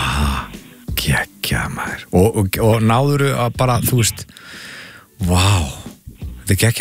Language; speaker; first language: Icelandic; native; Icelandic